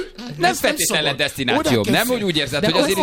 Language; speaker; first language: Hungarian; native; Hungarian